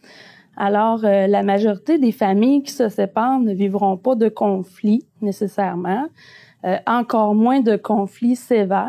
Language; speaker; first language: French; native; French